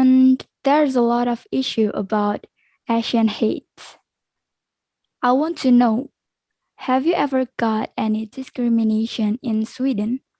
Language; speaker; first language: English; non-native, learner; Indonesian